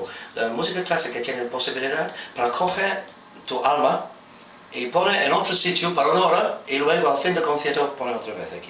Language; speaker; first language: Spanish; non-native, fluent; English